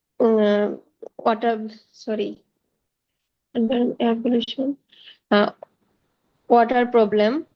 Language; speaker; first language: English; non-native, learner; Bangla